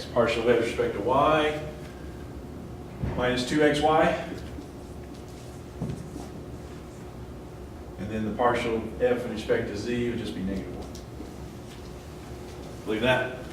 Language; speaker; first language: English; native; English